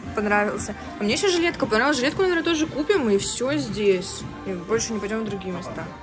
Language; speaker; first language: Russian; native; Russian